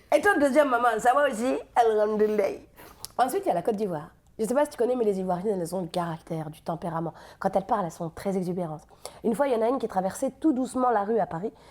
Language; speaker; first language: French; native; French